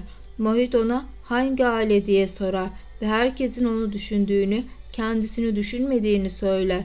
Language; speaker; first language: Turkish; native; Turkish